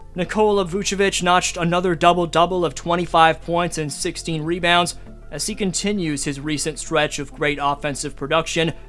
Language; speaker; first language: English; native; English